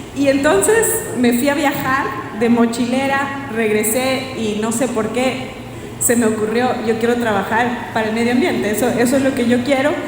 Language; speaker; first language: Spanish; native; Spanish